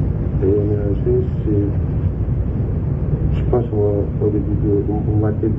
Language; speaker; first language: French; non-native, learner; Arabic